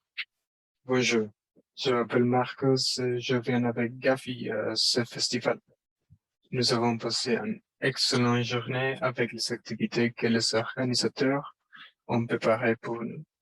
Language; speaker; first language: French; non-native, learner; Spanish